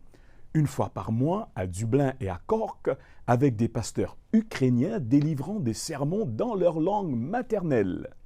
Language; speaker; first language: French; native; French